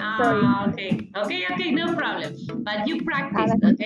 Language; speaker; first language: English; non-native, fluent; Spanish